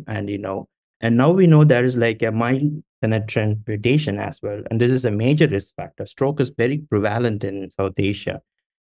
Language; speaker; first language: English; non-native, local second language; Tamil